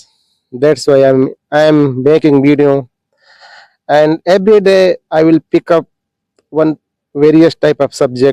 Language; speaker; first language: English; non-native, local second language; Hindi